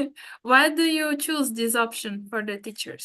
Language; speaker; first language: English; non-native, fluent; Portuguese